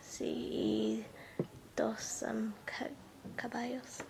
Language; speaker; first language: Spanish; non-native, learner; English